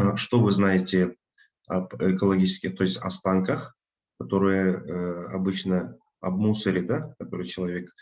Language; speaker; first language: Russian; non-native, local second language; Kazakh